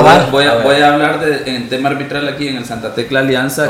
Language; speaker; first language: Spanish; native; Spanish